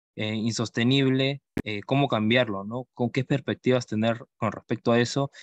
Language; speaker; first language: Spanish; native; Spanish